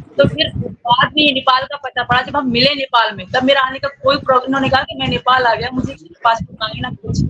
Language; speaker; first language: Urdu; non-native, local second language; Sindhi